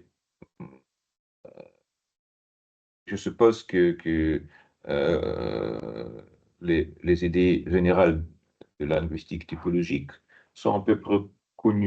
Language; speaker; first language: French; non-native, fluent; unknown